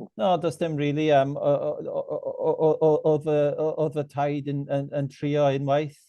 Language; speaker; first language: Welsh; non-native, local second language; English